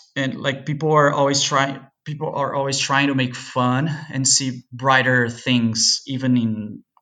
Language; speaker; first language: English; non-native, fluent; Portuguese